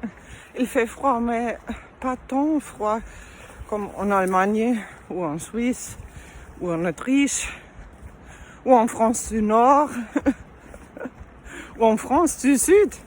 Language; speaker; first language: French; non-native, fluent; German